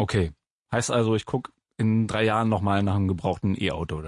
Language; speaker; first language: German; native; German